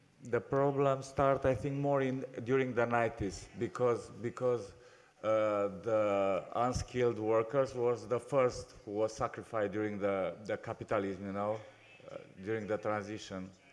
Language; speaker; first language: English; non-native, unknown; Romanian